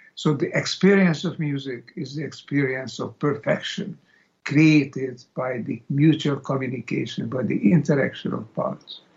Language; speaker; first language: English; non-native, fluent; Hungarian